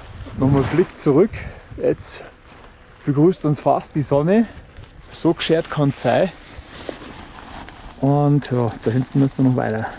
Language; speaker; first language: German; native; German